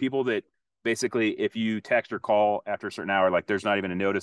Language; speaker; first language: English; native; English